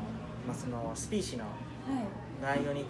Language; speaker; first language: Japanese; non-native, fluent; Chinese